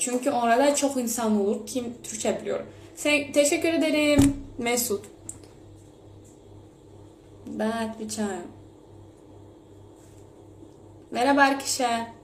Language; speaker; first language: Turkish; early bilingual, heritage; Turkish